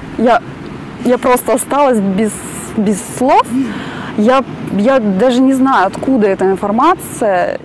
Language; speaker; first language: Russian; native; Russian